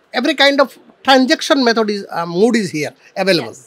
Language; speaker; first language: Hindi; non-native, local second language; Assamese